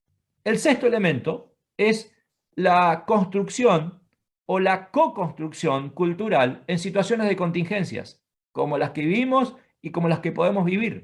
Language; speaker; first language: Spanish; native; Spanish